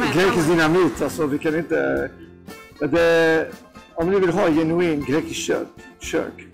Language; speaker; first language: Swedish; non-native, fluent; Greek